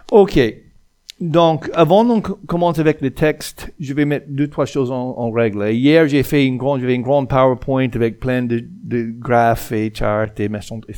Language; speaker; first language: French; non-native, fluent; English